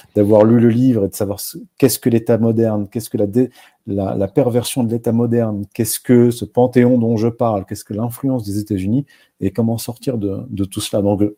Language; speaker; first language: French; non-native, local second language; Arabic